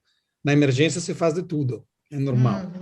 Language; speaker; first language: Portuguese; non-native, learner; Italian